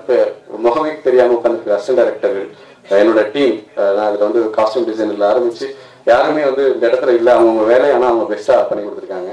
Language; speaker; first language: Tamil; native; Tamil